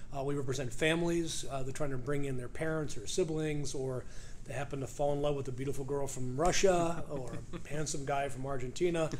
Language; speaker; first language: English; native; English